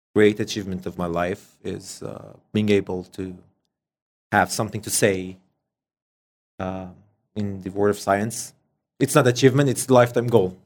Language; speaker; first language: English; non-native, fluent; Persian